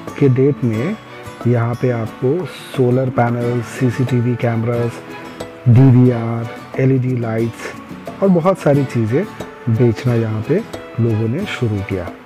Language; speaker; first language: Hindi; native; Hindi